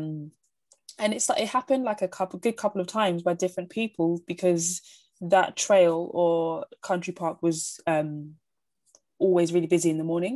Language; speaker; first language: English; native; English